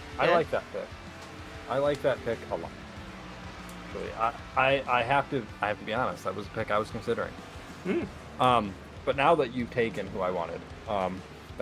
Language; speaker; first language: English; native; English